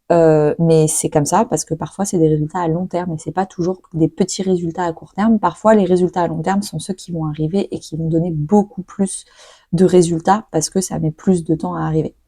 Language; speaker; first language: French; native; French